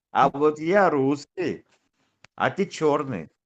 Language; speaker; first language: Russian; native; Russian